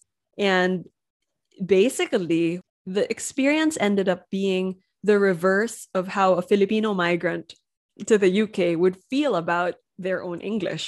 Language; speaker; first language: English; non-native, local second language; Filipino